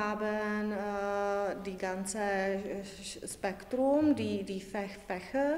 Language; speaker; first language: German; non-native, learner; Czech